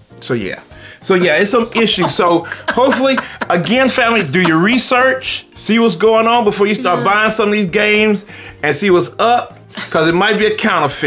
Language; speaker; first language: English; native; English